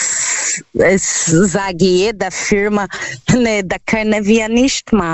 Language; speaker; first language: German; non-native, learner; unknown